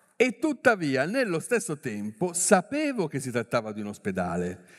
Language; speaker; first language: Italian; native; Italian